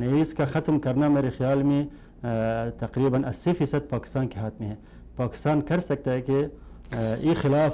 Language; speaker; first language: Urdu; non-native, fluent; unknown